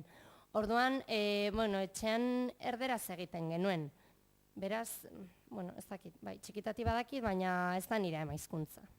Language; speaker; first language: Basque; non-native, local second language; Spanish